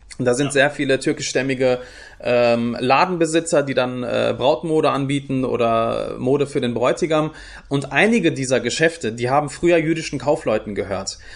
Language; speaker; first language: German; early bilingual, other home language; Turkish